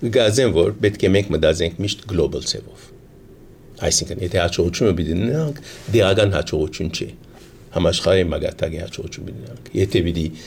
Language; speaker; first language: Armenian; early bilingual, heritage; Armenian